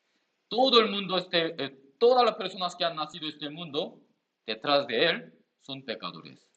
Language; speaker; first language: Spanish; non-native, learner; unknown